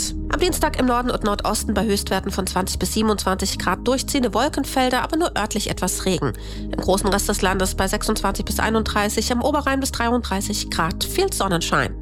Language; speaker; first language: German; native; German